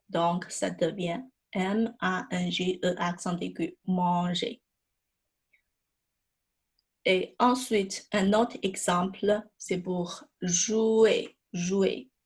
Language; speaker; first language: French; non-native, fluent; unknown